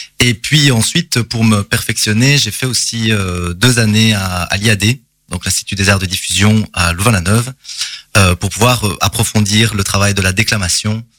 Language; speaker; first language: French; native; French